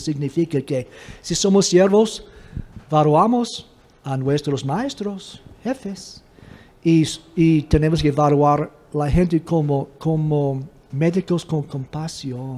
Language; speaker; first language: Spanish; non-native, fluent; English